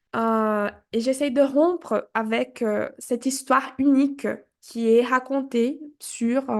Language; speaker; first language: French; non-native, fluent; Portuguese